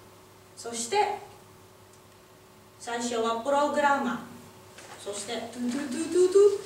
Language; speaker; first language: Japanese; non-native, learner; Indonesian